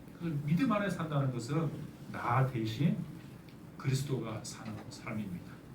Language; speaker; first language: Korean; native; Korean